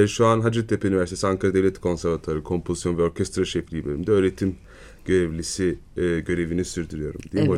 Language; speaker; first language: Turkish; native; Turkish